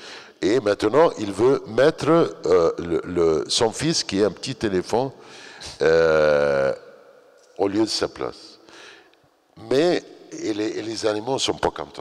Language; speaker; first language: French; non-native, fluent; Arabic